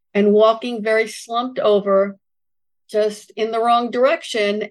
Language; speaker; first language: English; native; English